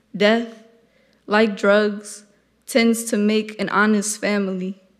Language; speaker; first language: English; native; English